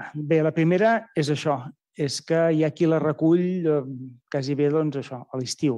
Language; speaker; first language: Catalan; native; Catalan